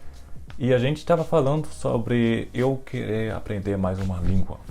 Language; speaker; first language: Portuguese; non-native, fluent; German